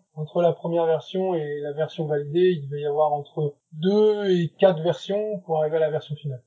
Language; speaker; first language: French; native; French